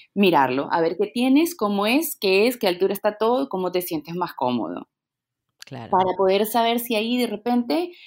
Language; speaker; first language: Spanish; native; Spanish